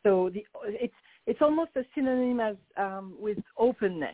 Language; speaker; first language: English; non-native, fluent; French